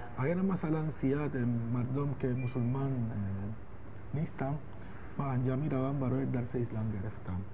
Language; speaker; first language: Persian; non-native, learner; Spanish